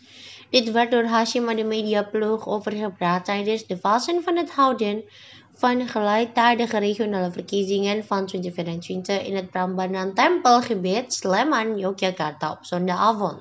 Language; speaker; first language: Dutch; non-native, fluent; Indonesian